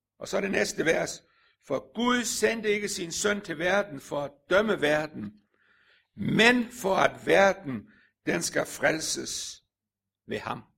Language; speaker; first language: Danish; native; Danish